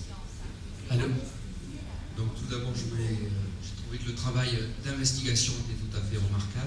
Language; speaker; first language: French; native; French